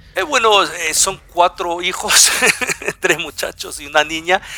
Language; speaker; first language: Spanish; non-native, local second language; German